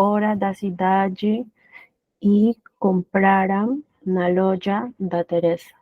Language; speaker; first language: Portuguese; non-native, learner; Spanish